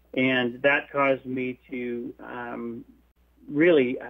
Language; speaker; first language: English; native; English